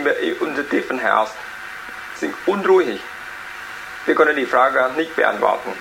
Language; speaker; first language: German; non-native, learner; Vietnamese